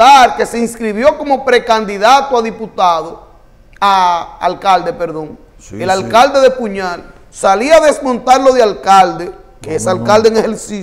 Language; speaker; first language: Spanish; native; Spanish